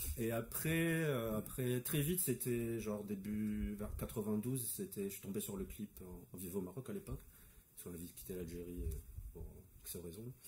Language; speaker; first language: French; non-native, local second language; Arabic